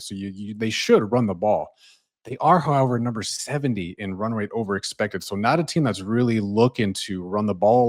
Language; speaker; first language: English; native; English